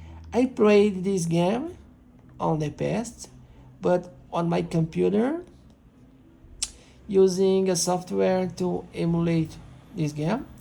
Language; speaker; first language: English; non-native, learner; Portuguese